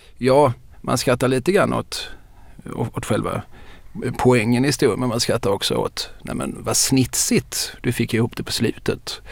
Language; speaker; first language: Swedish; native; Swedish